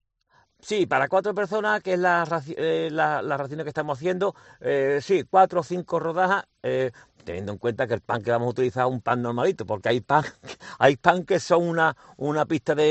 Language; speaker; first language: Spanish; native; Spanish